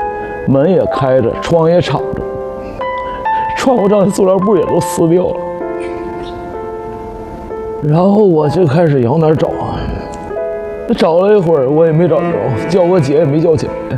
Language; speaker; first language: Chinese; native; Chinese